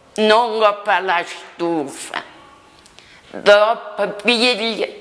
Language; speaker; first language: Italian; native; Italian